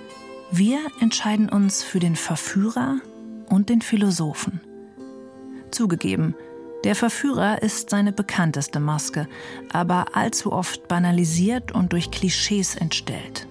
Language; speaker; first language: German; native; German